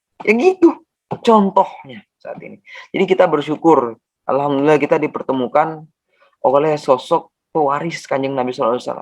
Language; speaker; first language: Indonesian; native; Indonesian